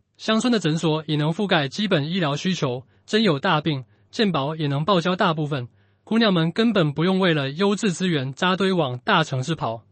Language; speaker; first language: Chinese; native; Chinese